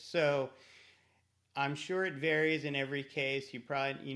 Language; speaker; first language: English; native; English